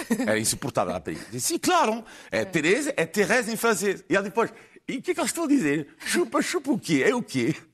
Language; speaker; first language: Portuguese; non-native, fluent; French